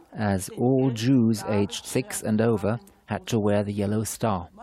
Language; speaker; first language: English; non-native, fluent; German